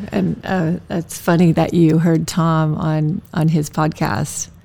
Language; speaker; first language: English; native; English